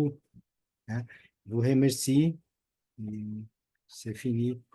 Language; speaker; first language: French; non-native, learner; Portuguese